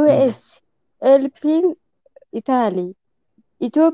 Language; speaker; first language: English; non-native, learner; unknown